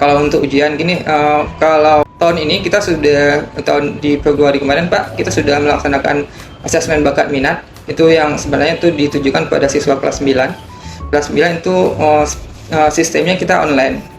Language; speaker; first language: Indonesian; native; Indonesian